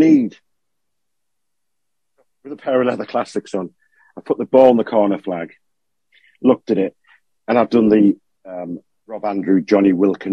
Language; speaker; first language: English; native; English